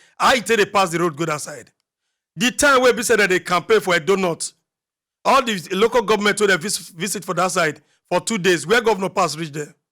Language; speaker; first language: Nigerian Pidgin; native; Nigerian Pidgin